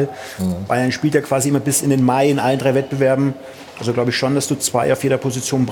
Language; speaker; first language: German; native; German